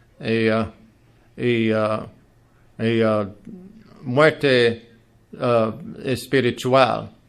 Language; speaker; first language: Spanish; non-native, learner; English